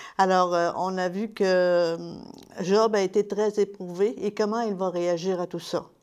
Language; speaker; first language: French; native; French